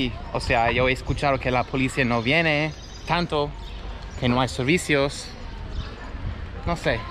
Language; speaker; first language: Spanish; non-native, fluent; English